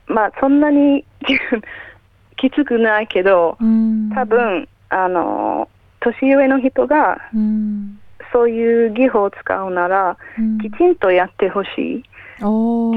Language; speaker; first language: Japanese; non-native, fluent; English